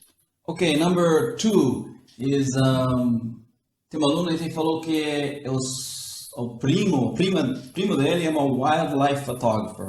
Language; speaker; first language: Portuguese; non-native, fluent; English